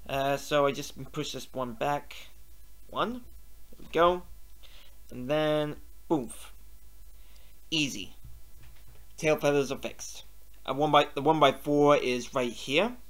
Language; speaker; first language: English; native; English